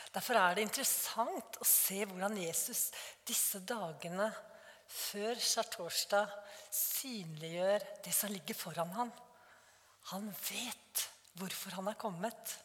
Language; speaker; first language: Norwegian; native; Norwegian